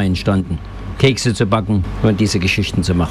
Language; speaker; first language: German; native; German